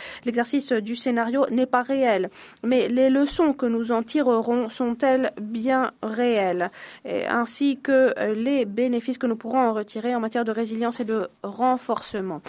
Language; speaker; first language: French; native; French